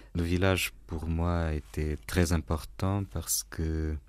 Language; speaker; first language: French; non-native, fluent; Portuguese